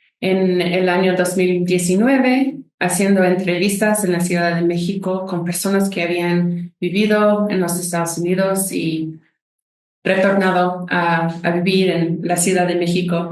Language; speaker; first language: Spanish; non-native, fluent; English